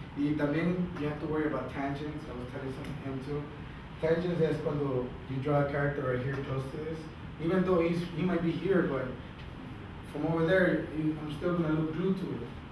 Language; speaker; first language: English; early bilingual, other home language; Spanish